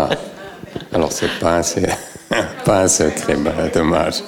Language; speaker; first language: French; native; French